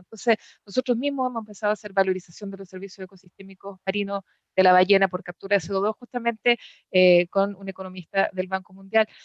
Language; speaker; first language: Spanish; native; Spanish